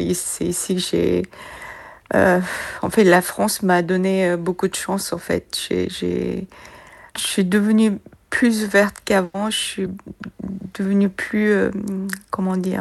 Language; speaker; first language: French; non-native, fluent; Korean